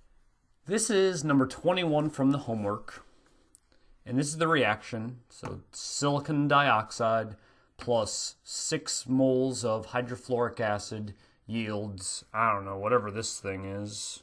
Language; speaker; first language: English; native; English